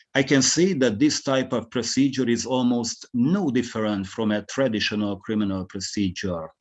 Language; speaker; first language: English; non-native, fluent; Hungarian